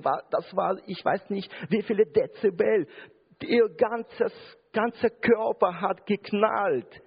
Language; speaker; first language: German; non-native, fluent; Russian